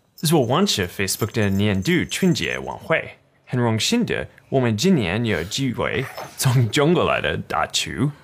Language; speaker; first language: Chinese; non-native, learner; English